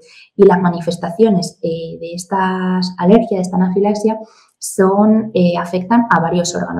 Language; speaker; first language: Spanish; native; Spanish